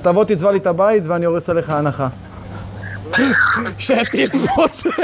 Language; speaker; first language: Hebrew; native; Hebrew